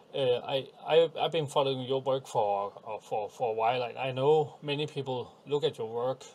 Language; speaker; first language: English; non-native, fluent; Danish